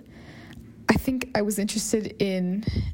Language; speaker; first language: English; native; English